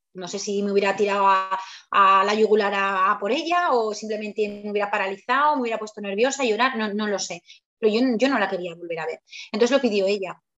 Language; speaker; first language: Spanish; native; Spanish